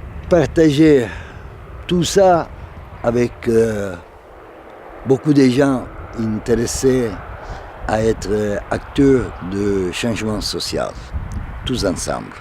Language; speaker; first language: French; non-native, fluent; Italian